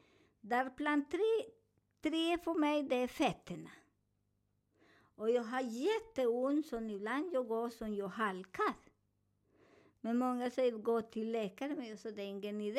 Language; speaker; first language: Swedish; non-native, learner; Spanish